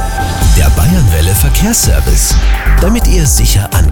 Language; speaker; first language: German; native; German